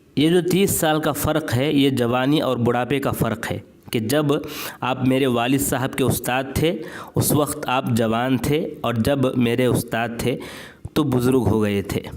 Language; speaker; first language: Urdu; native; Urdu